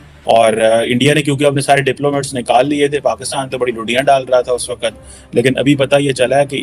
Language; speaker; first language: Hindi; non-native, local second language; Punjabi